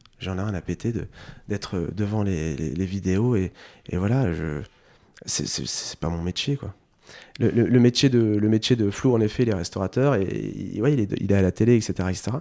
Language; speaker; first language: French; native; French